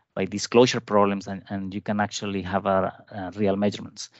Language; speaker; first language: English; non-native, fluent; Spanish